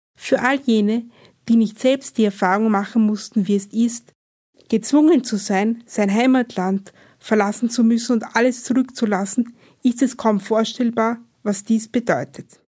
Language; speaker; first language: German; native; German